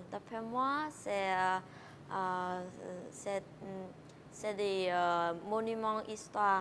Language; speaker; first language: French; non-native, learner; Vietnamese